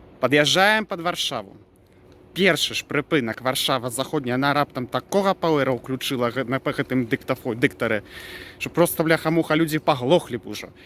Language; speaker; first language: Belarusian; native; Belarusian